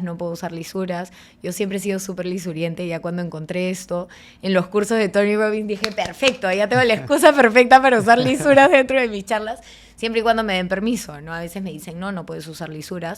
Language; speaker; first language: Spanish; native; Spanish